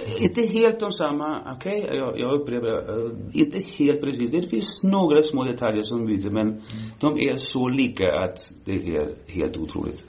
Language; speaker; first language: Swedish; early bilingual, heritage; Swedish